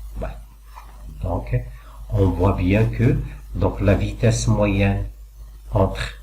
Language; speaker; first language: French; non-native, local second language; Arabic